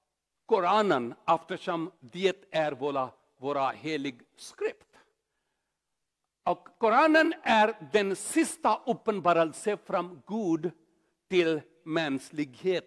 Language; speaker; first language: Swedish; non-native, learner; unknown